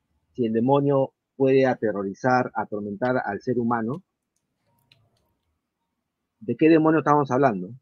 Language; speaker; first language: Spanish; native; Spanish